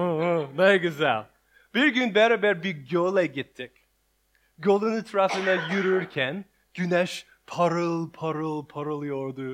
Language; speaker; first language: Turkish; non-native, learner; English